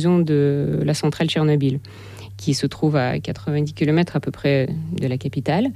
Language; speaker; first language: French; non-native, fluent; Russian